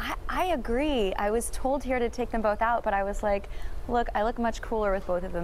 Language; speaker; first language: English; native; English